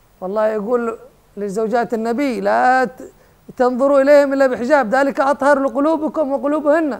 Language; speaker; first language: Arabic; non-native, fluent; Indonesian